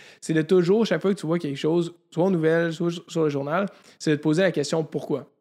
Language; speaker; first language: French; native; French